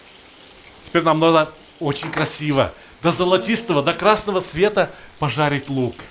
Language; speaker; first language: Russian; native; Russian